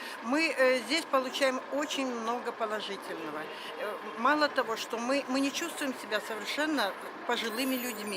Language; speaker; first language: Russian; native; Russian